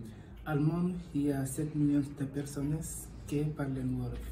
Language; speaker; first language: Catalan; non-native, learner; Wolof